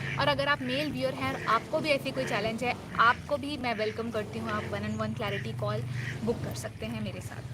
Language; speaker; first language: Hindi; native; Hindi